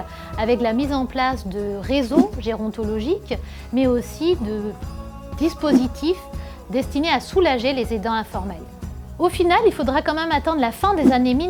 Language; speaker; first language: French; native; French